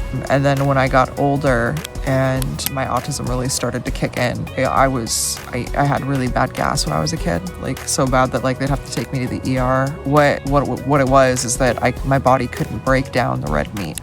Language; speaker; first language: English; native; English